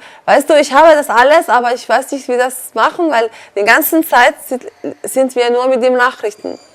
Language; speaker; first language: German; non-native, learner; Arabic